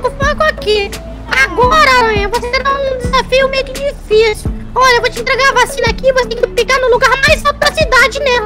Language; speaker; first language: Portuguese; native; Portuguese